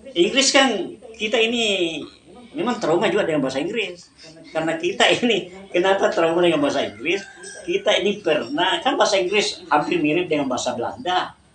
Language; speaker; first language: Indonesian; non-native, local second language; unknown